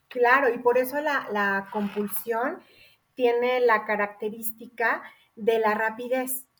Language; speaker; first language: Spanish; native; Spanish